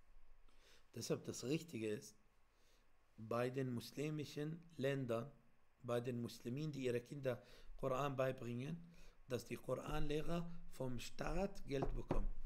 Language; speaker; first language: German; non-native, fluent; Arabic